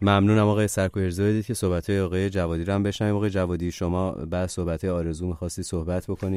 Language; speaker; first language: Persian; native; Persian